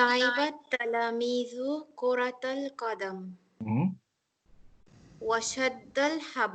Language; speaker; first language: Arabic; non-native, learner; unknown